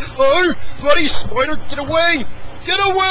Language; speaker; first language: English; native; English